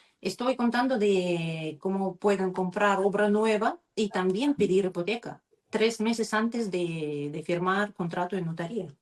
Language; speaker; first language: Spanish; non-native, learner; Russian